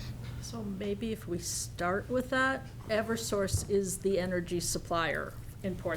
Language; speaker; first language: English; native; English